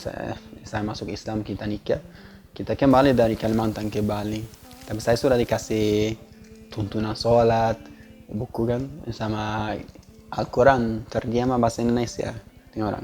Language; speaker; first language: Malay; non-native, fluent; Swedish